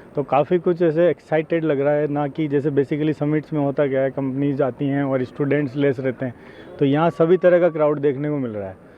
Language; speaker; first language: Hindi; native; Hindi